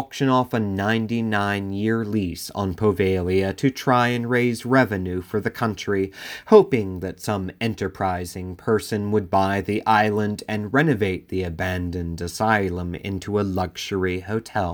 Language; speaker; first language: English; native; English